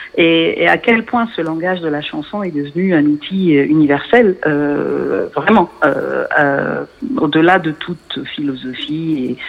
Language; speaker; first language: French; non-native, local second language; Arabic